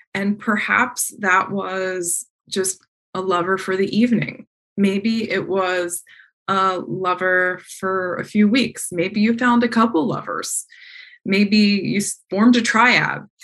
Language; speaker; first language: English; native; English